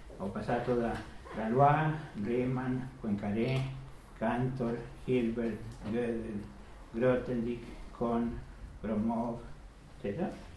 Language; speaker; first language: Italian; non-native, fluent; Spanish